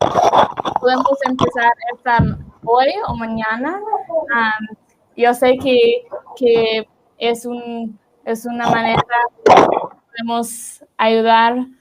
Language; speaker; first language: Spanish; non-native, learner; English